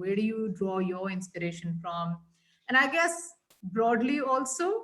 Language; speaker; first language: English; non-native, local second language; Hindi